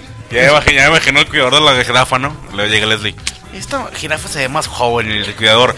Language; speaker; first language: Spanish; native; Spanish